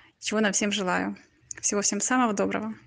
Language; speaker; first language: Russian; native; Russian